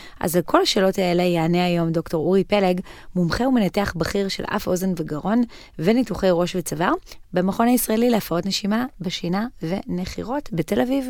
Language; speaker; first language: Hebrew; native; Hebrew